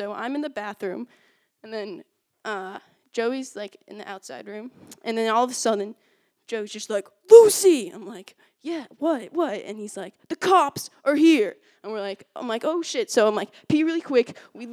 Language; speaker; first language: English; native; English